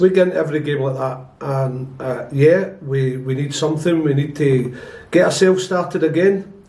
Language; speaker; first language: English; native; English